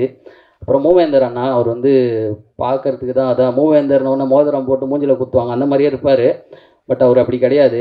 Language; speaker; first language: Tamil; native; Tamil